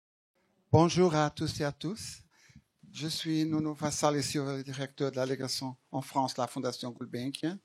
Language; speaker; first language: French; non-native, fluent; Portuguese